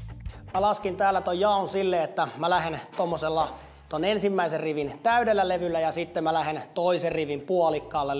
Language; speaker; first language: Finnish; native; Finnish